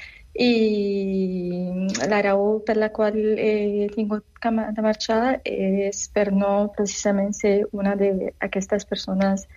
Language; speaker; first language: Catalan; non-native, learner; Arabic